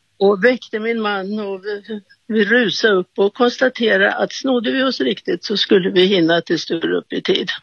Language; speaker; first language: Swedish; native; Swedish